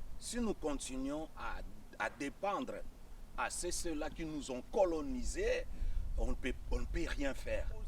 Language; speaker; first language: French; non-native, local second language; Lingala